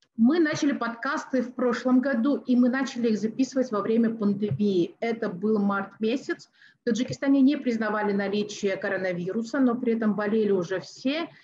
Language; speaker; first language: Russian; non-native, local second language; Tajik